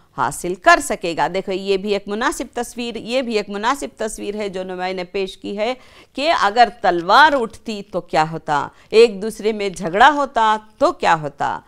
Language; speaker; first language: Urdu; native; Urdu